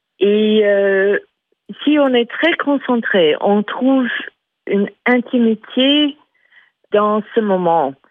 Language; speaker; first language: French; non-native, fluent; English